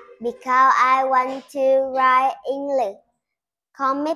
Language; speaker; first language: English; non-native, learner; Vietnamese